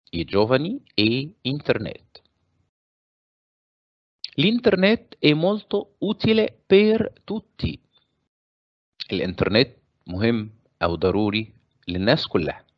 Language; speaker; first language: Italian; non-native, fluent; Arabic